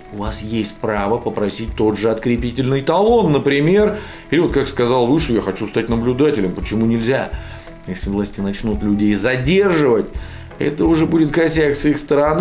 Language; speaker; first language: Russian; native; Russian